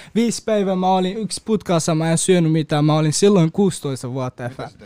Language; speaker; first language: Finnish; non-native, learner; Kurdish